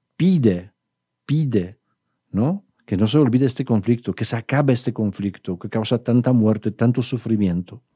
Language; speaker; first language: Spanish; non-native, fluent; Polish